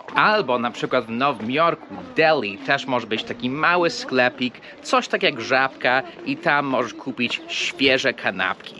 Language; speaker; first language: Polish; early bilingual, heritage; English